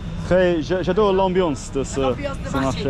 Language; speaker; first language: French; non-native, learner; English